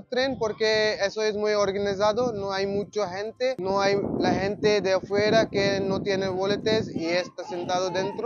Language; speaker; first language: Spanish; non-native, learner; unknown